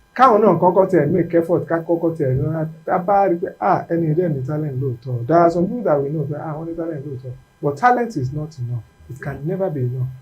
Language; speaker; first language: English; non-native, local second language; Yoruba